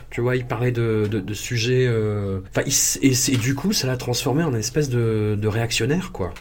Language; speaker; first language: French; native; French